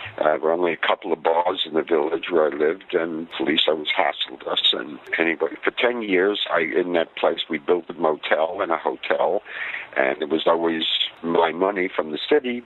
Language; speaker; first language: English; native; English